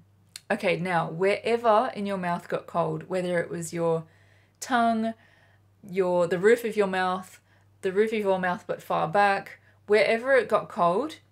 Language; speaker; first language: English; native; English